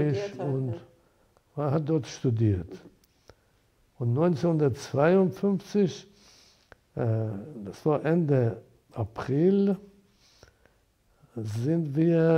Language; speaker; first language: German; non-native, fluent; Persian